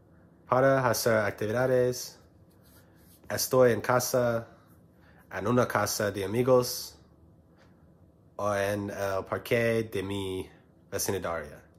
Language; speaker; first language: Spanish; non-native, learner; English